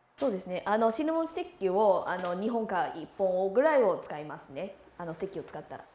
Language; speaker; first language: Japanese; non-native, fluent; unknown